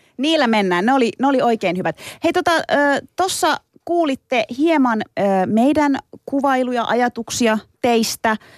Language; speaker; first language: Finnish; early bilingual, other home language; Turkish